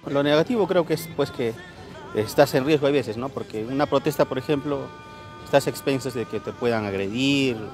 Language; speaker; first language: Spanish; native; Spanish